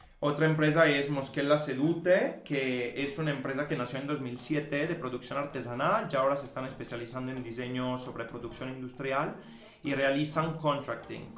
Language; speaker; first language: Spanish; non-native, fluent; Italian